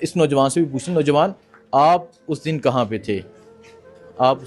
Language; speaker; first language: Urdu; native; Urdu